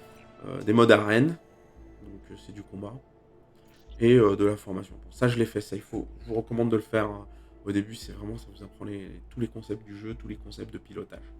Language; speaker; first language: French; native; French